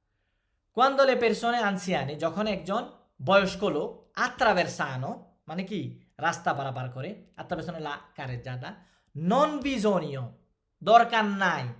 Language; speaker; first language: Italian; non-native, fluent; Bangla